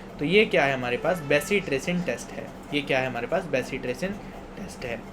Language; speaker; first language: Hindi; non-native, local second language; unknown